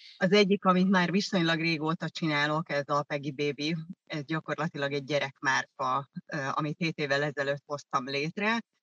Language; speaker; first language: Hungarian; early bilingual, other home language; German